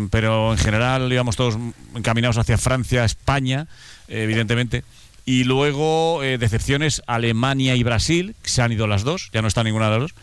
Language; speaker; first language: Spanish; native; Spanish